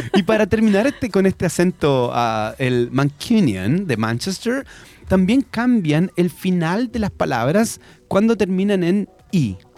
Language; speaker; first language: Spanish; native; Spanish